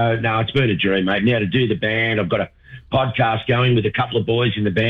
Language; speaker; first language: English; native; English